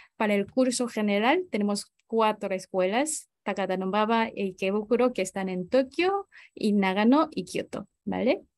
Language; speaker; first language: Spanish; non-native, fluent; Japanese